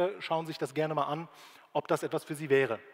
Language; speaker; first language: German; native; German